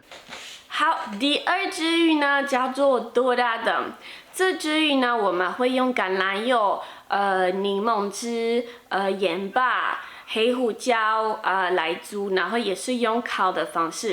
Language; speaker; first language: Chinese; non-native, fluent; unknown